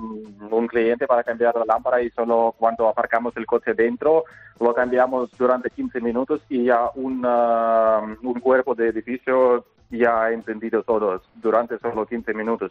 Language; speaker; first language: Spanish; non-native, learner; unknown